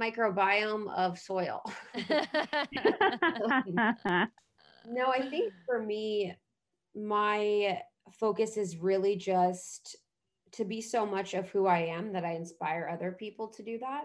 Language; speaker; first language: English; native; English